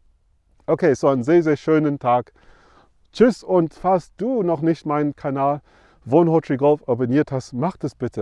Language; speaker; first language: German; non-native, fluent; English